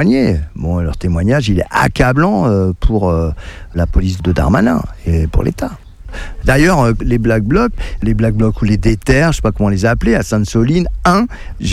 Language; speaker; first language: French; native; French